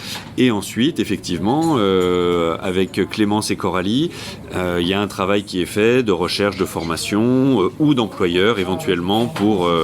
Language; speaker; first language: French; native; French